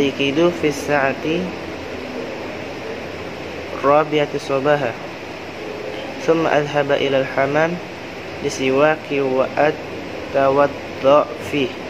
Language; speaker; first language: Arabic; non-native, learner; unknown